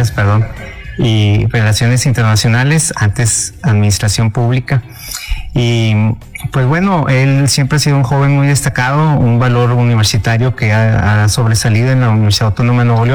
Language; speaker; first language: Spanish; native; Spanish